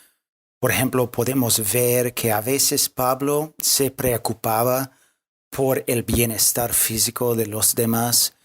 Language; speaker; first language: Spanish; non-native, fluent; English